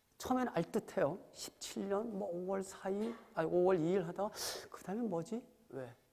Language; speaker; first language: Korean; native; Korean